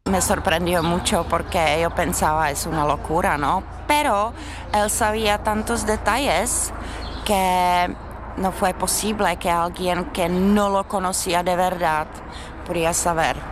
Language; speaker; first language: Spanish; non-native, learner; Czech